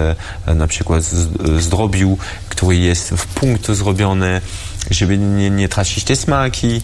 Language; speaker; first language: Polish; early bilingual, heritage; French